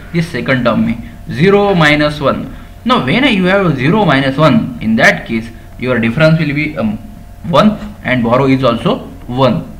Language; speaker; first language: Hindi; non-native, local second language; Marathi